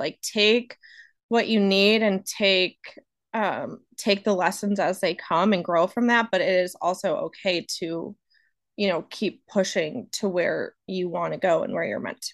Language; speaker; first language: English; native; English